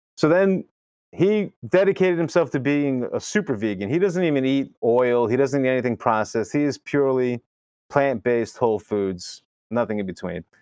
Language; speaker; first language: English; early bilingual, other home language; Spanish